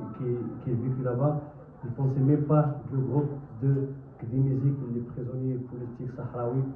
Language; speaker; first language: French; non-native, learner; Arabic